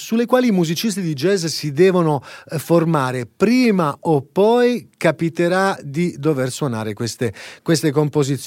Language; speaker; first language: Italian; native; Italian